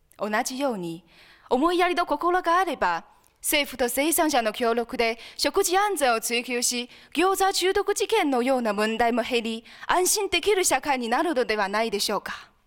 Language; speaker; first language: Japanese; non-native, fluent; Chinese